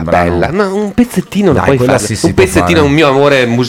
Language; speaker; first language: Italian; native; Italian